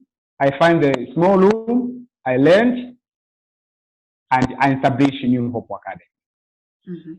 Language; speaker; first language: English; non-native, local second language; Swahili